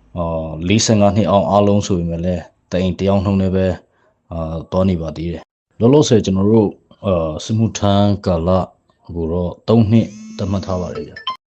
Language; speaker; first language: Burmese; non-native, local second language; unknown